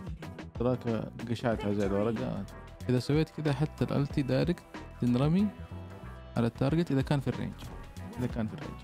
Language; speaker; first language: Arabic; native; Arabic